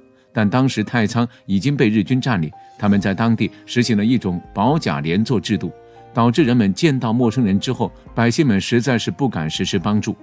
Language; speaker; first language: Chinese; native; Chinese